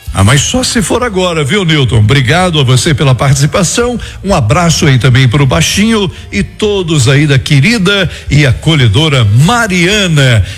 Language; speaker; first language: Portuguese; native; Portuguese